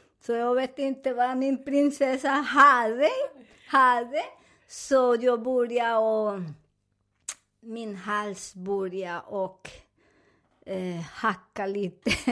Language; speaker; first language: Swedish; non-native, fluent; Spanish